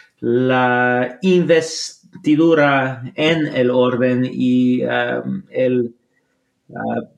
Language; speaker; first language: Spanish; non-native, fluent; English